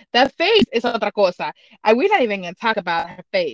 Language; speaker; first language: English; early bilingual, other home language; Spanish